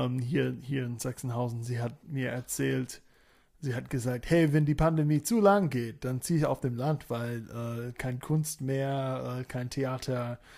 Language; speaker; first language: German; non-native, fluent; English